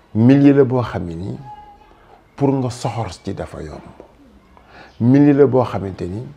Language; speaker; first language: French; non-native, local second language; Wolof